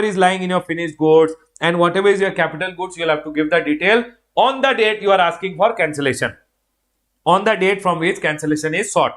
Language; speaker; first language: English; non-native, local second language; Hindi